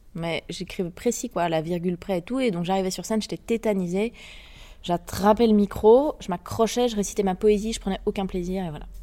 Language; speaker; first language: French; native; French